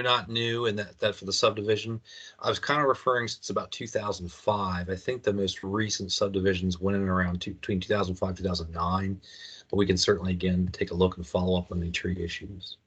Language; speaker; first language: English; native; English